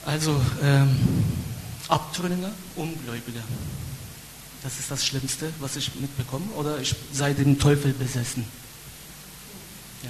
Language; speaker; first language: German; non-native, fluent; Turkish